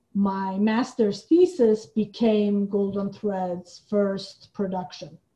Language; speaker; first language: English; non-native, fluent; Persian